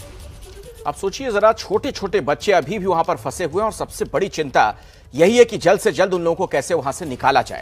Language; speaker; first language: Hindi; native; Hindi